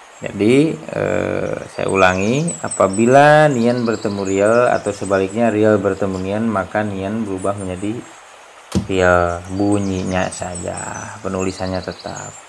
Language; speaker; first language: Indonesian; native; Indonesian